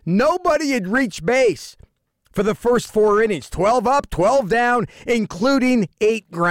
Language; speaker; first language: English; native; English